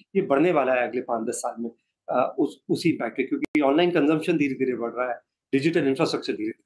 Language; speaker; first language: Hindi; native; Hindi